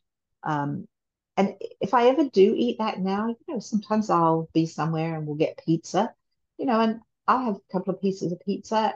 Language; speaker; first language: English; native; English